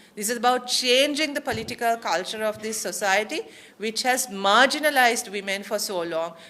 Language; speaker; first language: English; non-native, local second language; Sinhala